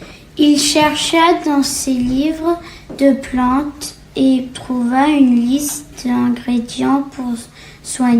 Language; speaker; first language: French; non-native, learner; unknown